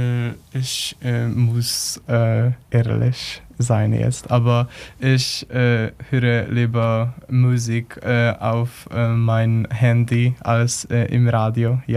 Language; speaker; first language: German; non-native, learner; Polish